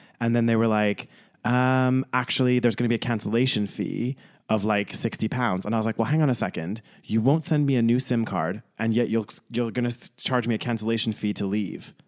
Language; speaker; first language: English; native; English